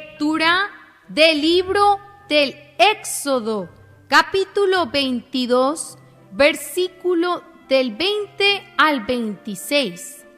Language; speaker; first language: Spanish; native; Spanish